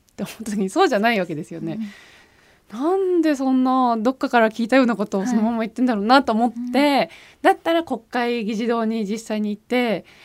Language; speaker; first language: Japanese; early bilingual, other home language; German